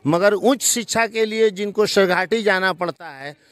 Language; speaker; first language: Hindi; native; Hindi